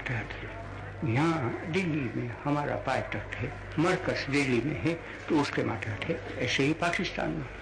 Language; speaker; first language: Hindi; non-native, local second language; Gujarati